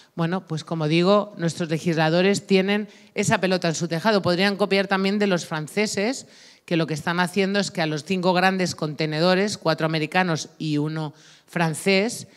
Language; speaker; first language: Spanish; native; Spanish